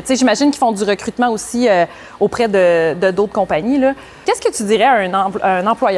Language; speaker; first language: French; native; French